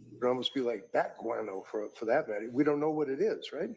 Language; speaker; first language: English; native; English